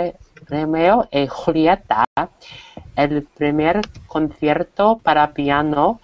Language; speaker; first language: Spanish; non-native, learner; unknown